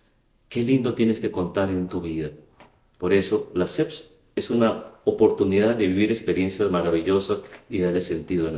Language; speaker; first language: Spanish; native; Spanish